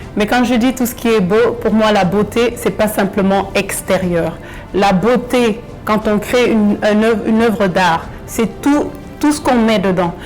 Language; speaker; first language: French; early bilingual, other home language; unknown